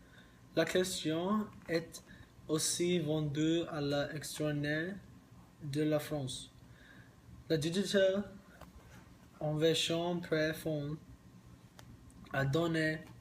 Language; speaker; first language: French; non-native, learner; English